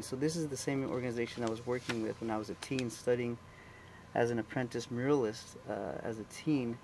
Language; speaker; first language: English; native; English